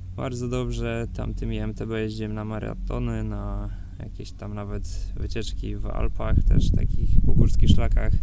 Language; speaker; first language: Polish; native; Polish